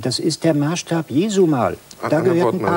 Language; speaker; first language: German; native; German